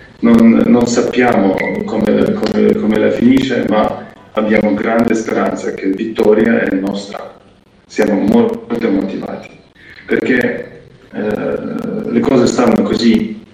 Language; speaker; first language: Italian; non-native, fluent; Ukrainian